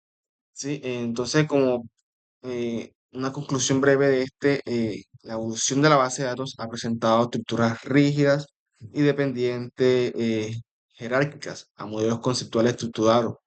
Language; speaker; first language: Spanish; native; Spanish